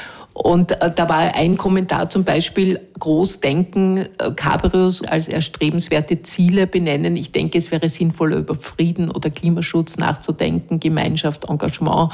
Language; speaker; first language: German; native; German